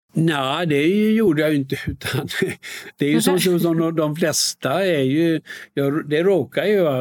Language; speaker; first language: Swedish; native; Swedish